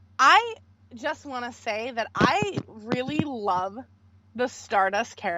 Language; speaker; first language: English; native; English